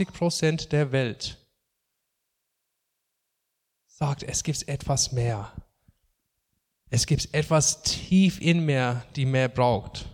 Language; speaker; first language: German; non-native, fluent; English